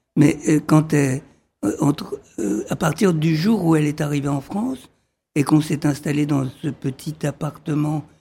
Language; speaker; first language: French; early bilingual, other home language; Arabic